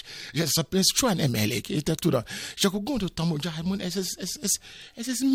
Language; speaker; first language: Hungarian; non-native, fluent; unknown